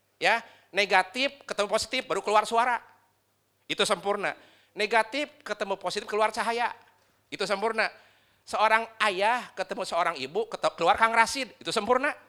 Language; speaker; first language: Indonesian; non-native, local second language; Sundanese